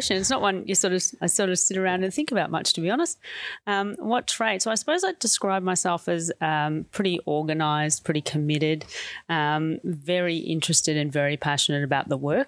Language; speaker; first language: English; native; English